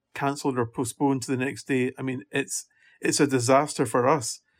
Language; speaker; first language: English; native; English